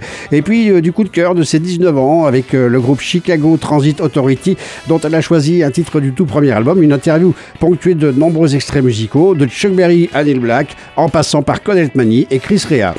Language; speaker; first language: French; native; French